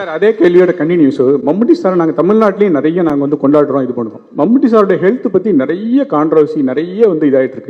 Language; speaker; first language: Tamil; native; Tamil